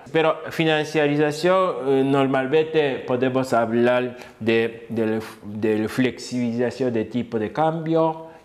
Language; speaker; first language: Spanish; non-native, fluent; Japanese